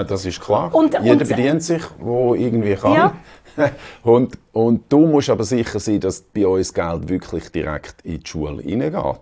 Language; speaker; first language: German; native; German